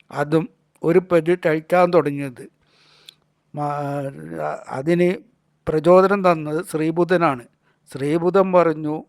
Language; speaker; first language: Malayalam; native; Malayalam